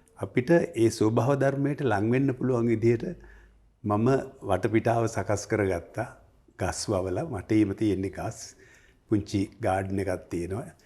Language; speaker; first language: Sinhala; native; Sinhala